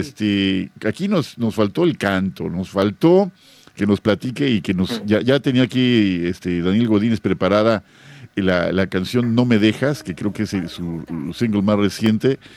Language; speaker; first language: Spanish; native; Spanish